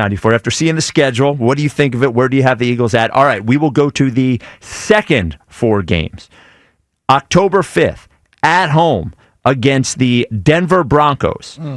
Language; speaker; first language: English; native; English